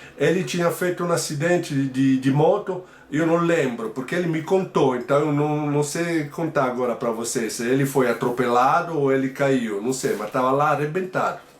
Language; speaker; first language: Portuguese; non-native, fluent; Italian